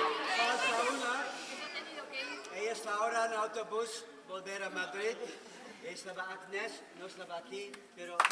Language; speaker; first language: Spanish; non-native, learner; Dutch